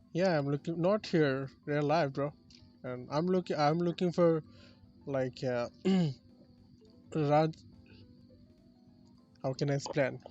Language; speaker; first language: English; non-native, learner; Bangla